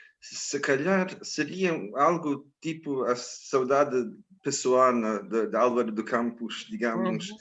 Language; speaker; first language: Portuguese; non-native, fluent; Croatian